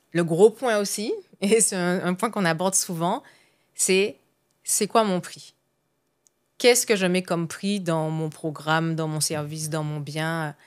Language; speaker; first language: French; native; French